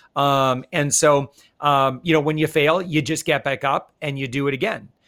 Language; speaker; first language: English; native; English